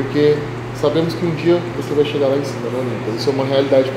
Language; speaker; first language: Portuguese; native; Portuguese